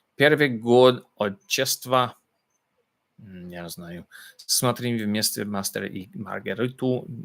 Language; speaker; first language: Russian; non-native, learner; English